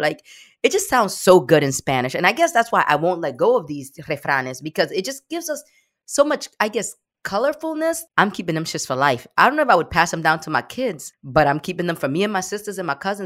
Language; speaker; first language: English; early bilingual, other home language; Spanish